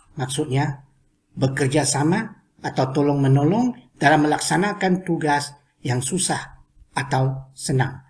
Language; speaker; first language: Malay; non-native, local second language; Chinese